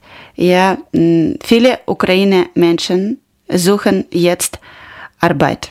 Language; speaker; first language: German; non-native, learner; Ukrainian